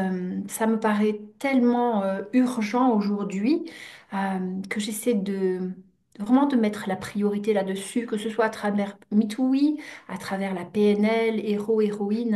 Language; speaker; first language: French; native; French